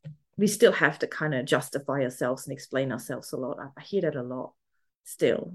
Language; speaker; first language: English; non-native, fluent; German